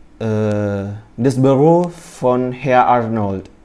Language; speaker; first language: German; non-native, learner; Indonesian